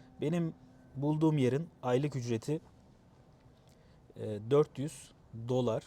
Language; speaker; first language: Turkish; native; Turkish